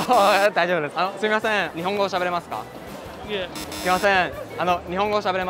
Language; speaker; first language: Japanese; non-native, fluent; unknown